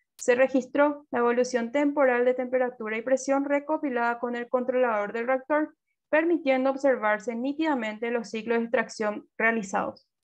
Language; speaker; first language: Spanish; native; Spanish